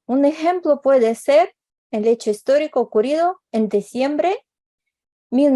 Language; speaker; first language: Spanish; non-native, fluent; Ukrainian